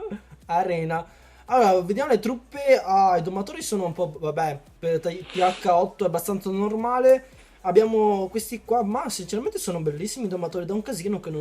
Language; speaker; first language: Italian; early bilingual, other home language; Chinese